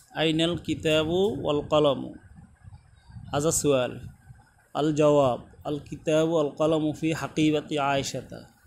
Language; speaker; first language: Arabic; non-native, fluent; Bangla